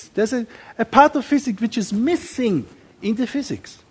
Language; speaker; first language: English; non-native, learner; German